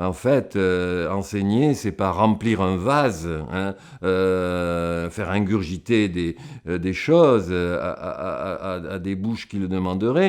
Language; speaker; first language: French; native; French